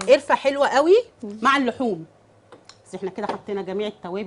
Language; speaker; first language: Arabic; native; Arabic